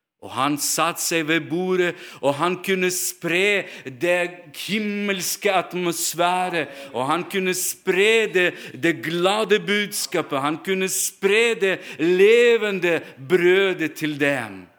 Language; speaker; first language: Norwegian; non-native, fluent; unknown